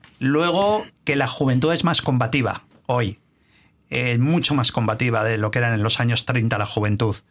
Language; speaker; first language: Spanish; native; Spanish